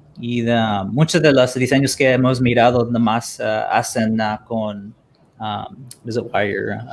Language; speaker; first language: Spanish; early bilingual, heritage; Spanish